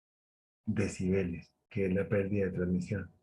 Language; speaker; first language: Spanish; native; Spanish